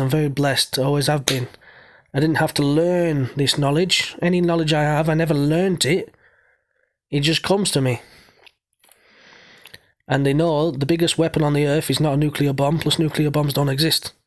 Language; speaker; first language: English; native; English